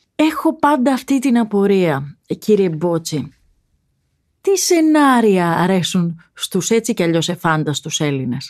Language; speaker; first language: Greek; native; Greek